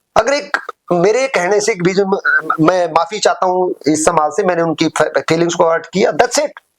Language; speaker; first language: Hindi; native; Hindi